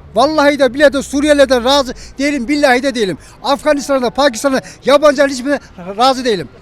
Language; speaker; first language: Turkish; native; Turkish